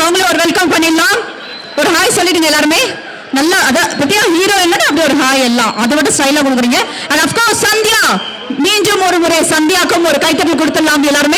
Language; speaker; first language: Tamil; native; Tamil